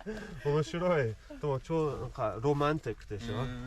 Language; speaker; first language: Japanese; non-native, learner; English